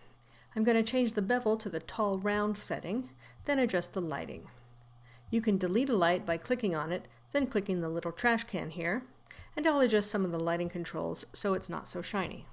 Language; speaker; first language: English; native; English